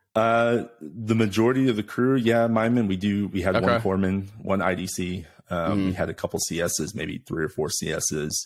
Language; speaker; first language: English; native; English